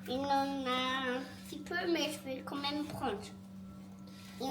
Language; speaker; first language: French; early bilingual, other home language; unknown